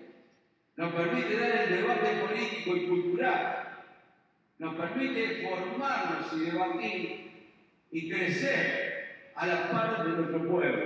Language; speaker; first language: Spanish; native; Spanish